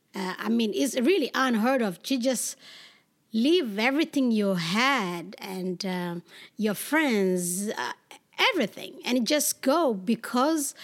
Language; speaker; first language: English; non-native, fluent; Amharic